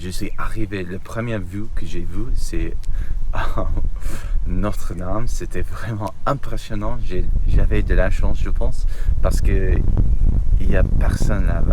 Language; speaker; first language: French; non-native, learner; English